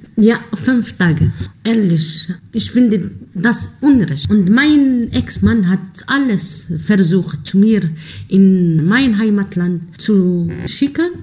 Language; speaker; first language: German; non-native, learner; Arabic